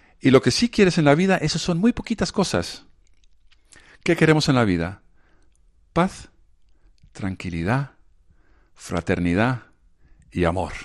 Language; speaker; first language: Spanish; non-native, fluent; Dutch